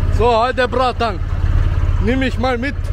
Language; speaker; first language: German; early bilingual, other home language; Albanian